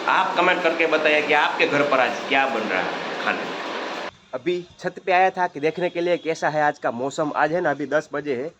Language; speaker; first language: Hindi; non-native, local second language; Gujarati